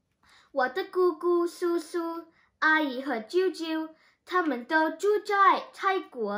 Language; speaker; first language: Chinese; early bilingual, heritage; Chinese